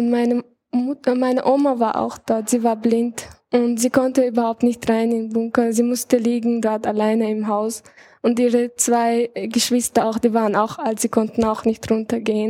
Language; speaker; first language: German; early bilingual, other home language; Chechen